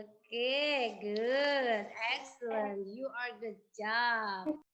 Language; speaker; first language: English; non-native, learner; Indonesian